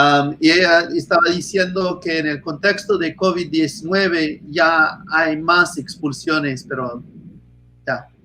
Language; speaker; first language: Spanish; non-native, fluent; English